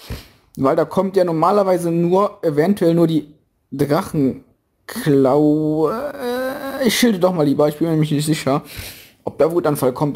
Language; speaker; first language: German; native; German